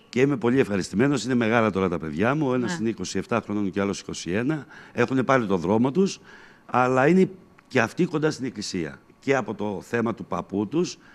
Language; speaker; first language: Greek; native; Greek